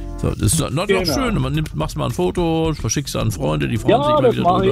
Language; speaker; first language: German; native; German